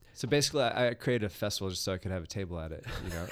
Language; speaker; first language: English; native; English